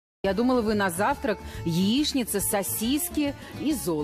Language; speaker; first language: Russian; native; Russian